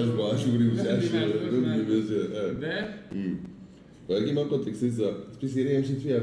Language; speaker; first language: Arabic; native; Arabic